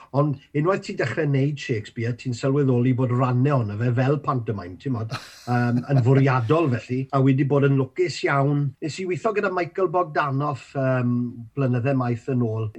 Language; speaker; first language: Welsh; native; Welsh